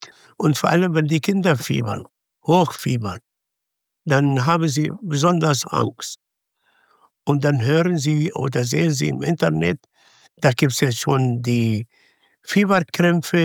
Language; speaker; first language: German; non-native, fluent; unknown